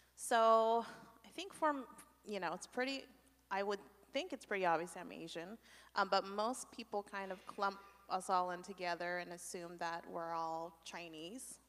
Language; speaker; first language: English; native; English